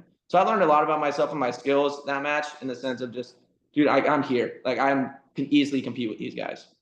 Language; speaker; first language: English; native; English